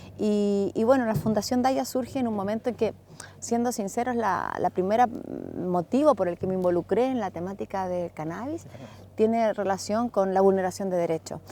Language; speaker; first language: Spanish; native; Spanish